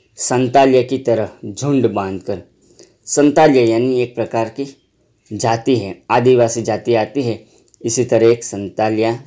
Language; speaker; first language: Hindi; non-native, local second language; Gujarati